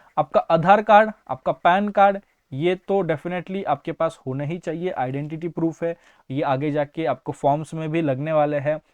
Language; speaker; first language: Hindi; non-native, local second language; Marathi